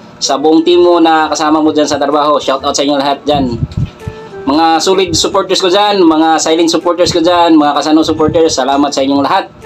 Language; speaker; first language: Filipino; non-native, local second language; Cebuano